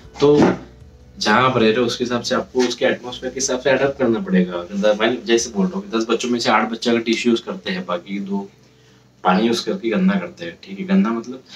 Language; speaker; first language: Hindi; native; Hindi